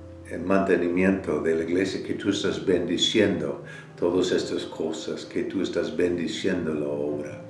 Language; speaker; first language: Spanish; non-native, fluent; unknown